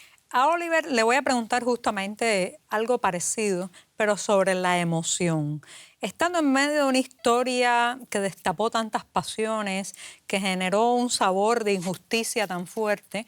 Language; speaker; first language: Spanish; native; Spanish